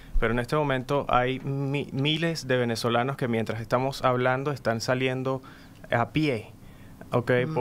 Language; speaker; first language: Spanish; native; Spanish